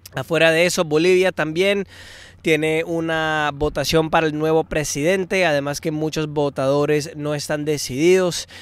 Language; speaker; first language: Spanish; early bilingual, heritage; Spanish